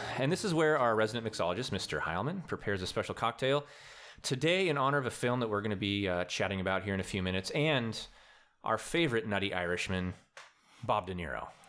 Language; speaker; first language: English; native; English